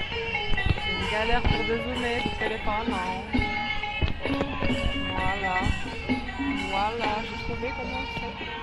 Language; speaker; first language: French; native; French